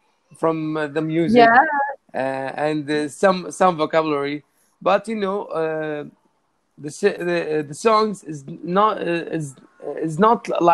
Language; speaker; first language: English; non-native, learner; Arabic